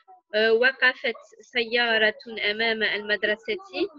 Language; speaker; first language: Arabic; non-native, learner; French